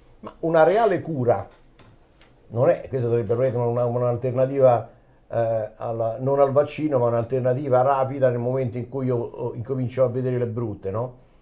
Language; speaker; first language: Italian; native; Italian